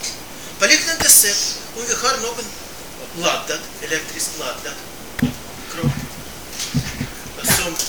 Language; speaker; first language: Swedish; non-native, fluent; Russian